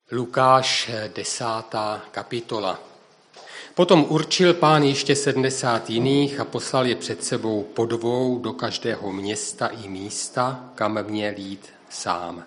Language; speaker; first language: Czech; native; Czech